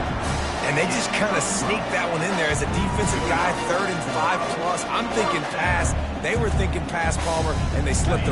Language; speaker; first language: English; native; English